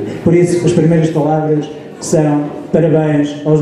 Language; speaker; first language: Portuguese; native; Portuguese